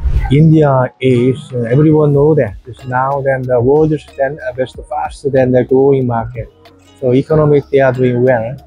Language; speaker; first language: English; non-native, learner; Korean